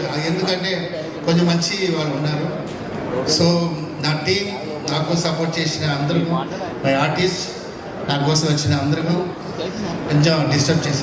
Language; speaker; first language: Telugu; non-native, learner; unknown